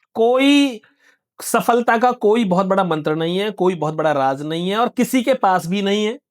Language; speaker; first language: Hindi; native; Hindi